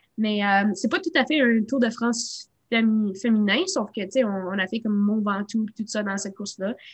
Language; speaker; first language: French; non-native, local second language; English